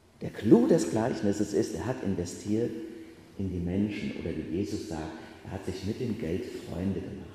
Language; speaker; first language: German; native; German